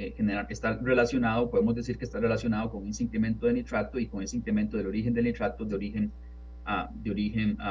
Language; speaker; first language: Spanish; native; Spanish